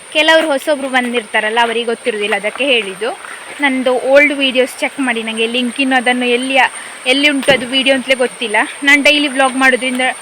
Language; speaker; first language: Kannada; native; Kannada